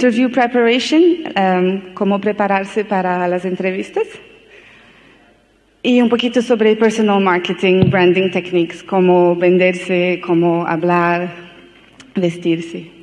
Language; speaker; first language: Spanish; non-native, learner; Portuguese